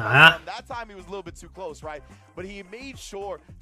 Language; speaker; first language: English; native; English